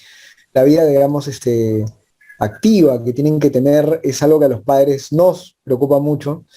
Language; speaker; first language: Spanish; native; Spanish